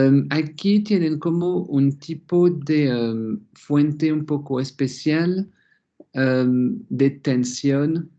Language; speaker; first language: Spanish; non-native, fluent; French